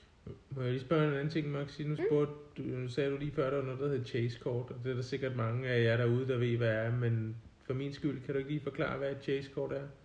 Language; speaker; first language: Danish; native; Danish